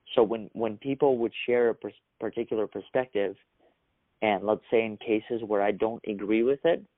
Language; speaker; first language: English; early bilingual, other home language; Russian